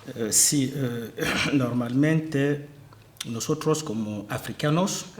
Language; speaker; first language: Spanish; non-native, fluent; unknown